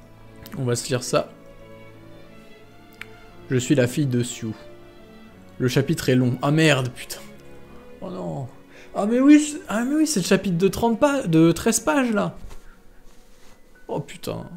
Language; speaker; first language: French; native; French